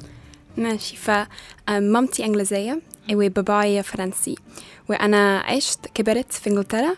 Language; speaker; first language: Arabic; non-native, learner; English